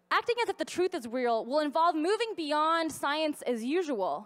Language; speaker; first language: English; native; English